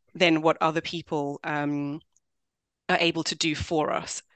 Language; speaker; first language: English; native; English